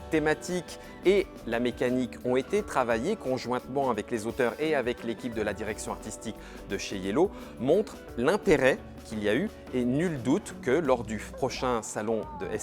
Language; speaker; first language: French; native; French